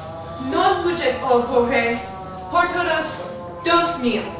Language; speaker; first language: Spanish; non-native, learner; English